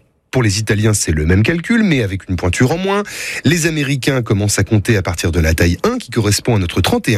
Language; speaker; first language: French; native; French